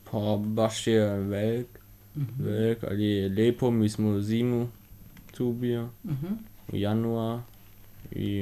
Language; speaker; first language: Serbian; early bilingual, heritage; Serbian